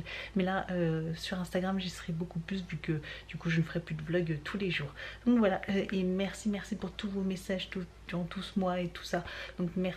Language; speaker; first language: French; native; French